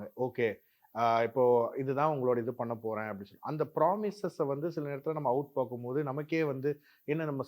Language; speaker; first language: Tamil; native; Tamil